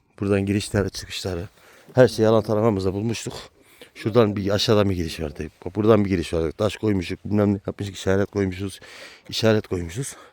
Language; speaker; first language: Turkish; native; Turkish